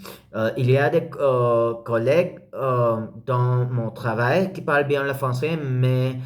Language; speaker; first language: French; non-native, learner; English